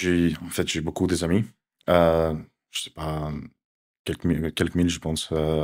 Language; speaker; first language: French; non-native, fluent; Russian